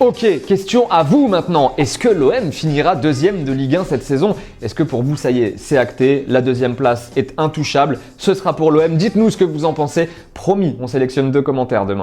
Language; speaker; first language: French; native; French